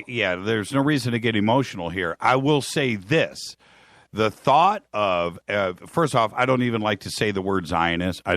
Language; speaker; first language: English; native; English